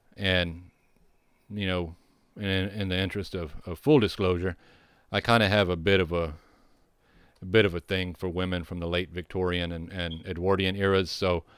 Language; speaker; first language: English; native; English